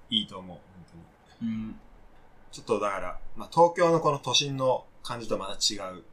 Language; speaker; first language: Japanese; non-native, fluent; French